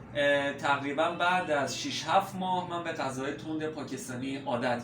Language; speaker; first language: Persian; native; Persian